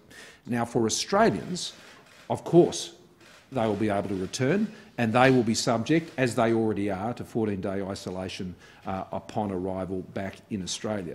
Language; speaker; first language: English; native; English